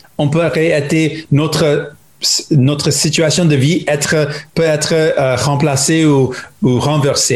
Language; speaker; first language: French; non-native, local second language; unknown